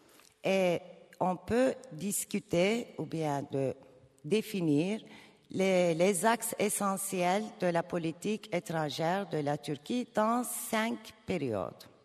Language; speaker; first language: French; non-native, fluent; Turkish